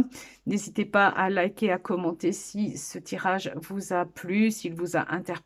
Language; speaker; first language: French; native; French